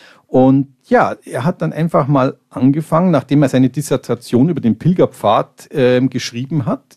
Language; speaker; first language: German; native; German